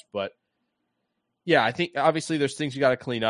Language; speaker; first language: English; native; English